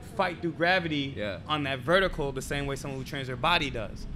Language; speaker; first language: English; native; English